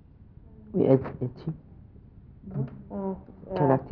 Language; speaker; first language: French; non-native, learner; English